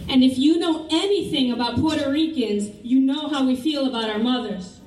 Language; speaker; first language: English; native; English